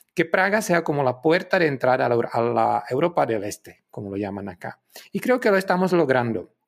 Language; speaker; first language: Spanish; non-native, fluent; Czech